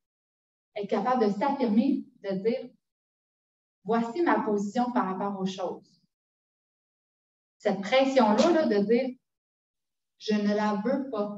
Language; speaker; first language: French; native; French